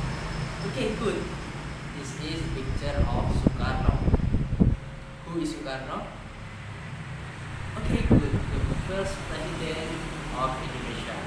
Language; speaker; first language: English; non-native, learner; Indonesian